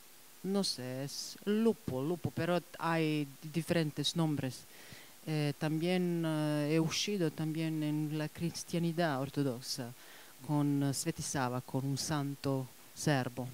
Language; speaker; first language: Spanish; non-native, fluent; Serbian